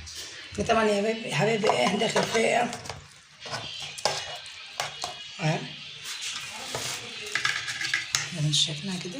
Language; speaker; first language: Arabic; native; Arabic